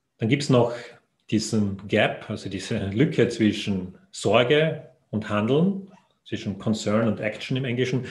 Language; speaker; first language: German; native; German